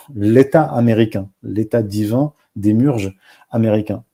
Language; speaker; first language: French; non-native, local second language; Arabic